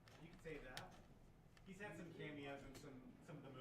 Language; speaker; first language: English; native; English